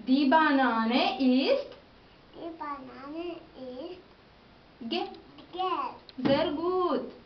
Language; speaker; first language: German; non-native, learner; Romanian